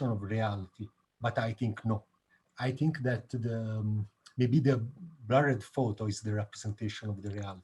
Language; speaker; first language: English; non-native, learner; Italian